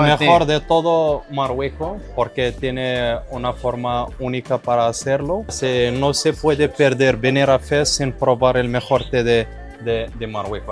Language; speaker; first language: Spanish; non-native, fluent; Arabic